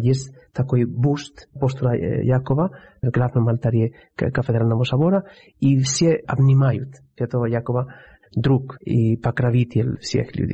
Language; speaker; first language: Russian; non-native, fluent; Spanish